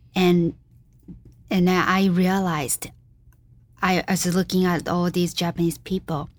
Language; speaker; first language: English; non-native, fluent; Japanese